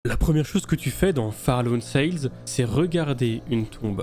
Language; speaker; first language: French; native; French